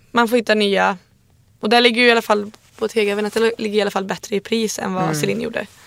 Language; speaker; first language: Swedish; native; Swedish